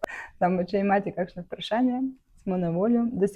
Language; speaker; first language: Slovenian; non-native, learner; Russian